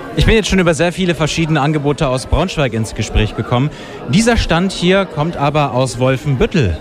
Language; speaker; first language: German; native; German